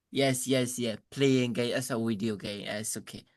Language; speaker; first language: English; non-native, learner; Burmese